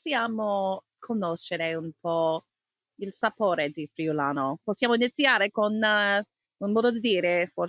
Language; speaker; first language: Italian; non-native, learner; English